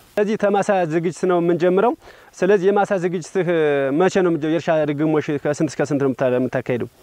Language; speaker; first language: Amharic; native; Amharic